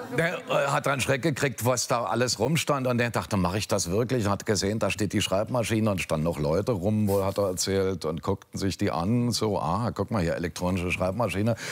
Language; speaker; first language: German; native; German